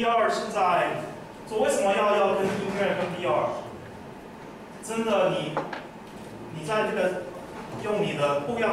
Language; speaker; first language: Chinese; early bilingual, heritage; English